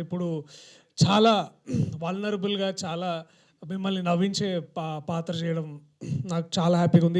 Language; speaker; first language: Telugu; native; Telugu